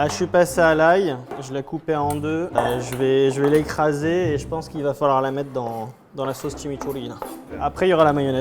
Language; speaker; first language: French; native; French